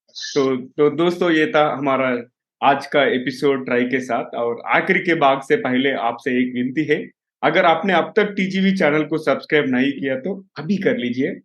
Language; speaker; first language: Hindi; non-native, local second language; Telugu